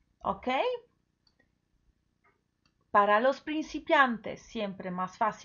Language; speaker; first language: Spanish; non-native, fluent; Polish